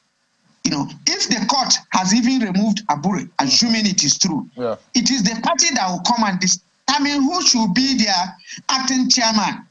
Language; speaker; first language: English; non-native, local second language; Igbo